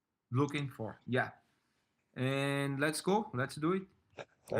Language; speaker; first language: English; non-native, learner; Portuguese